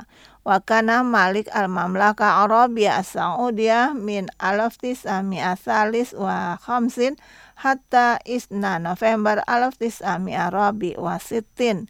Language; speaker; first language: Arabic; non-native, fluent; Indonesian